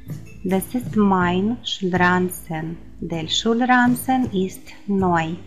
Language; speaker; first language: German; non-native, fluent; Ukrainian